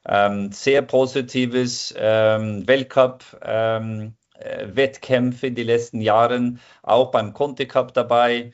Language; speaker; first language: German; non-native, fluent; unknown